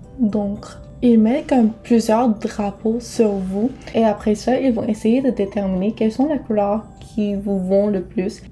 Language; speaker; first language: French; non-native, fluent; Korean